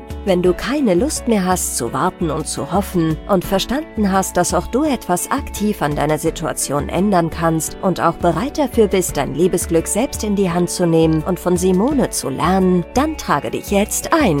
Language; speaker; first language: German; native; German